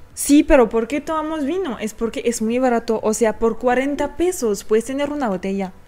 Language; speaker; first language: Spanish; non-native, fluent; French